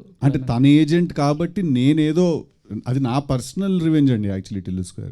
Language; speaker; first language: Telugu; native; Telugu